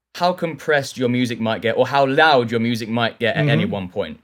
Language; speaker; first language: English; native; English